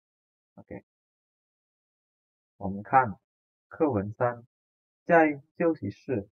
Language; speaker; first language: Chinese; non-native, fluent; Indonesian